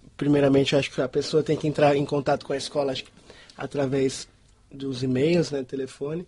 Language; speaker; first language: Portuguese; native; Portuguese